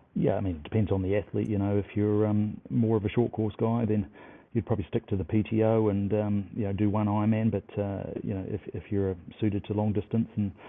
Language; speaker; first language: English; native; English